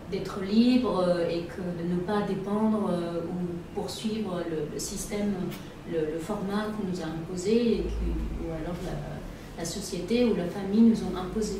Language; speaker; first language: French; non-native, fluent; Vietnamese